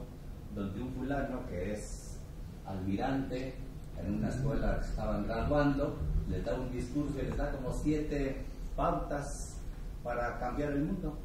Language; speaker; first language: Spanish; native; Spanish